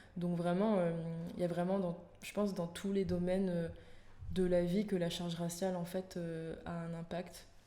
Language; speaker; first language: French; native; French